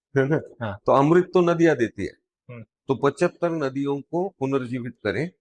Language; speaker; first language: Hindi; non-native, local second language; Marathi